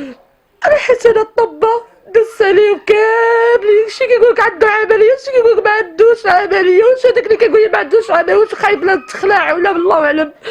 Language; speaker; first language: Arabic; native; Arabic